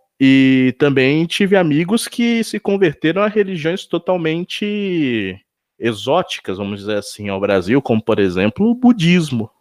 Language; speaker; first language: Portuguese; native; Portuguese